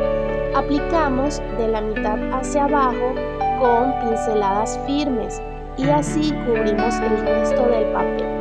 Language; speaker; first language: Spanish; native; Spanish